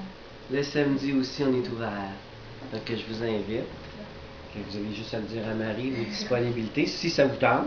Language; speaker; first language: French; native; French